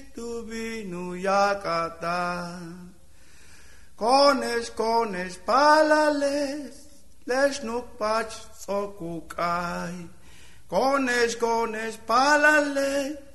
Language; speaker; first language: Spanish; non-native, local second language; Yucateco